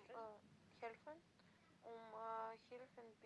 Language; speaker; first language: German; non-native, learner; Macedonian